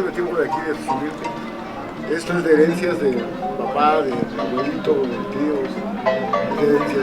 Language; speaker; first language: Spanish; native; Spanish